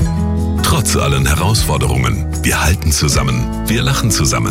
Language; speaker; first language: German; native; German